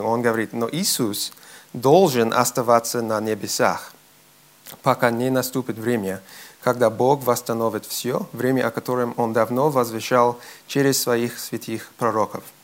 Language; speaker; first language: Russian; non-native, fluent; English